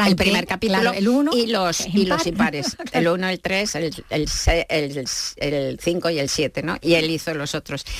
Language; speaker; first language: Spanish; native; Spanish